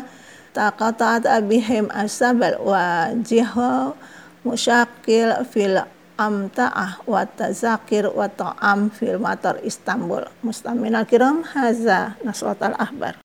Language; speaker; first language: Arabic; non-native, fluent; Indonesian